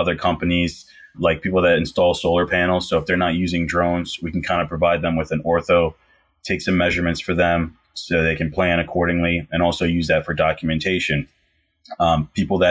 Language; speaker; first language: English; native; English